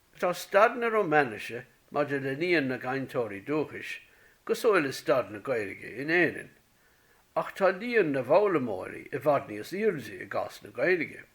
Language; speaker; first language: Irish; native; Irish